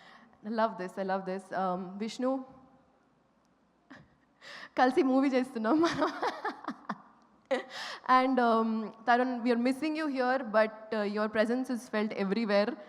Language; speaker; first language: Telugu; non-native, fluent; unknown